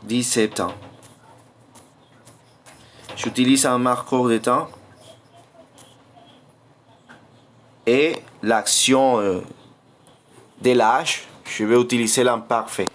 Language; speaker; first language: French; non-native, fluent; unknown